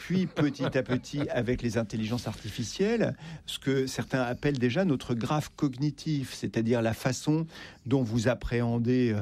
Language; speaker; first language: French; native; French